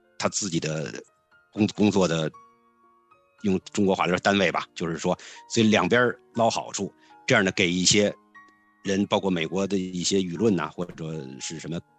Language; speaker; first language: Chinese; native; Chinese